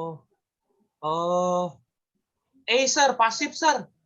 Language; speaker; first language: English; non-native, learner; Indonesian